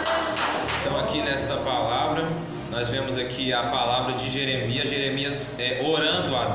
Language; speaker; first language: Portuguese; native; Portuguese